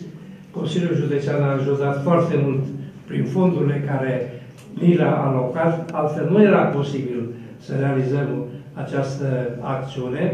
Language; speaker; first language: Romanian; native; Romanian